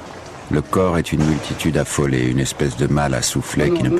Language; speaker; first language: French; native; French